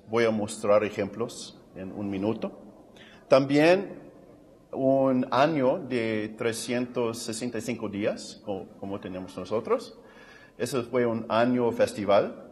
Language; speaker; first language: Spanish; non-native, fluent; English